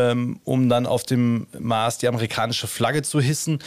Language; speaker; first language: German; native; German